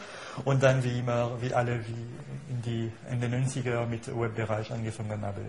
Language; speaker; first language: German; non-native, fluent; French